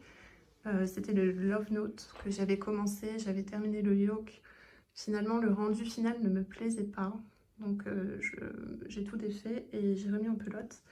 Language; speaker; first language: French; native; French